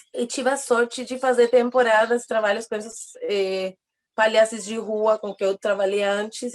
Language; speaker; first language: Portuguese; non-native, fluent; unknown